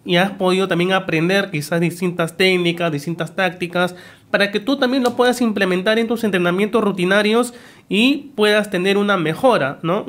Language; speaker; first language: Spanish; native; Spanish